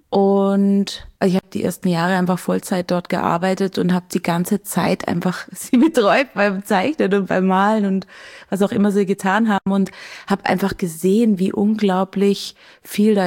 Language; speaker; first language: German; native; German